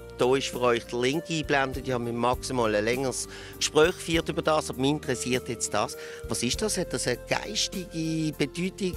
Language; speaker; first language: German; native; German